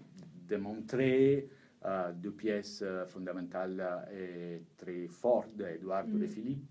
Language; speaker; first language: French; non-native, learner; Italian